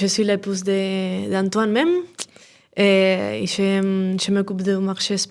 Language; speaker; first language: French; non-native, learner; Spanish